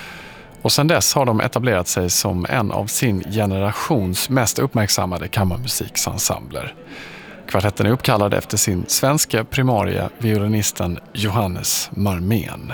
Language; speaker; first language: Swedish; native; Swedish